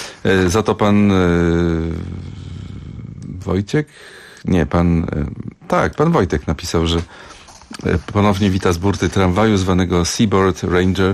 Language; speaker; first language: Polish; native; Polish